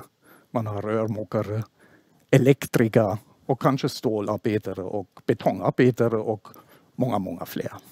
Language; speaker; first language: Swedish; non-native, fluent; German